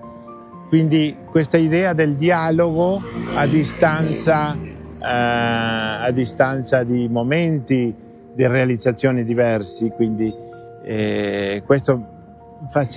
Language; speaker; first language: Italian; non-native, fluent; Spanish